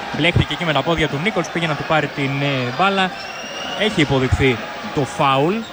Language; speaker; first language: Greek; native; Greek